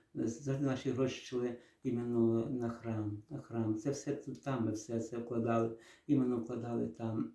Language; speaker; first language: Ukrainian; native; Ukrainian